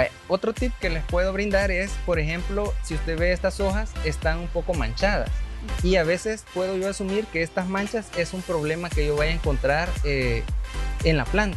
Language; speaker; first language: Spanish; native; Spanish